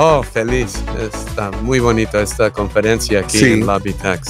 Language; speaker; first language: Spanish; early bilingual, heritage; Spanish